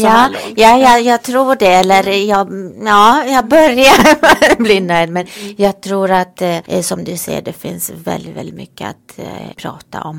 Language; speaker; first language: Swedish; non-native, fluent; Romanian